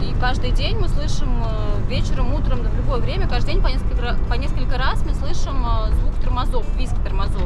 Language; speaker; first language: Russian; native; Russian